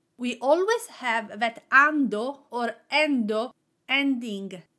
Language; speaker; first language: English; non-native, fluent; Italian